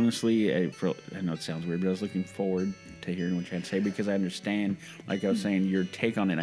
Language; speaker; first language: English; native; English